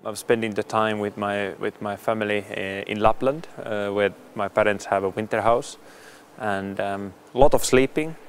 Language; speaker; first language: English; non-native, fluent; Finnish